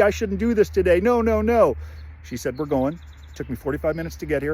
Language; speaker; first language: English; native; English